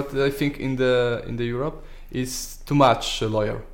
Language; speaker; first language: English; non-native, learner; Polish